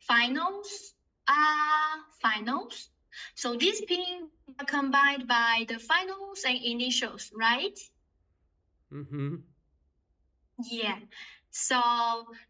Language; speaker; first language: English; non-native, fluent; Chinese